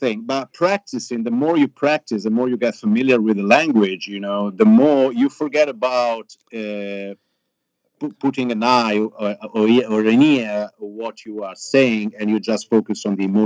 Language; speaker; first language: English; non-native, fluent; Italian